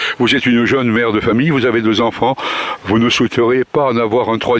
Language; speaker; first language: French; native; French